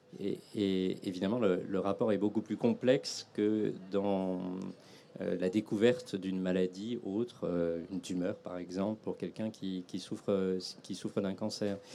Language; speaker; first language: French; native; French